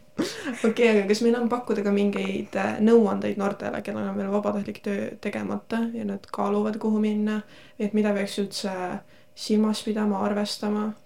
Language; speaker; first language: Estonian; native; Estonian